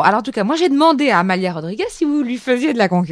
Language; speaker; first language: French; native; French